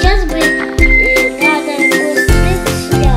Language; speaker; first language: Russian; early bilingual, heritage; Russian